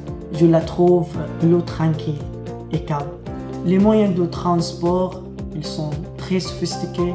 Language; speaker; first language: French; non-native, learner; Arabic